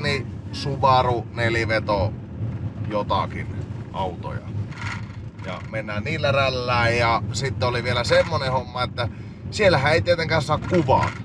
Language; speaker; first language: Finnish; native; Finnish